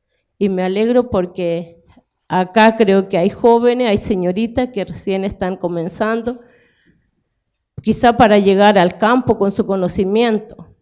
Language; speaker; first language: Spanish; non-native, local second language; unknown